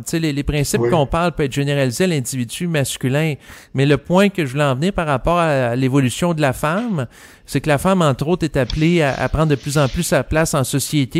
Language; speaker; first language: French; native; French